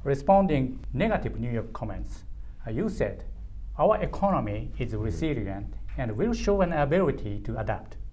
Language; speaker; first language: English; non-native, learner; Japanese